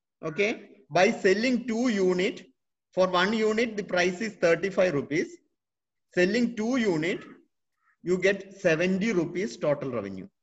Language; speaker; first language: English; non-native, local second language; Malayalam